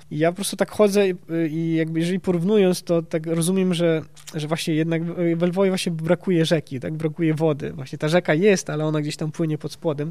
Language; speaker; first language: Polish; early bilingual, heritage; Polish